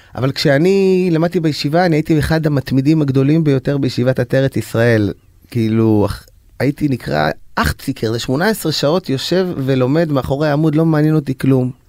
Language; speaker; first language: Hebrew; native; Hebrew